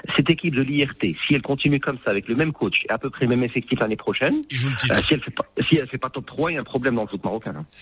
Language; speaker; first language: French; non-native, local second language; Arabic